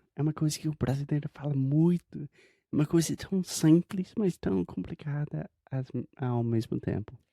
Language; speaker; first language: Portuguese; non-native, fluent; English